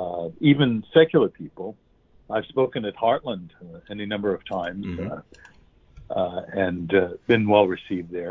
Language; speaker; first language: English; native; English